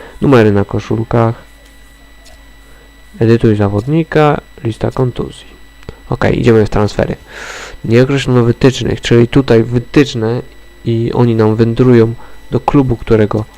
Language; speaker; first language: Polish; native; Polish